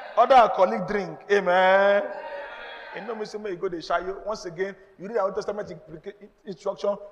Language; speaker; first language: English; non-native, local second language; Yoruba